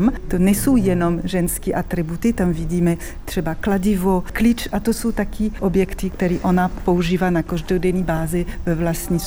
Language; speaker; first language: Czech; non-native, fluent; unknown